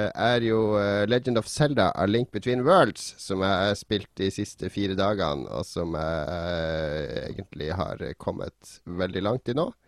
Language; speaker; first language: Norwegian; native; Norwegian